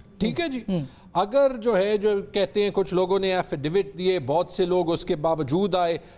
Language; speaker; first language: Urdu; non-native, local second language; Pashto